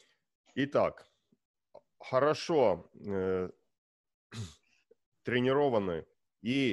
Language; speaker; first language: Russian; non-native, learner; Estonian